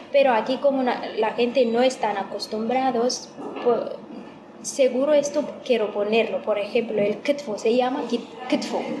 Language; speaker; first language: Spanish; non-native, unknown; Amharic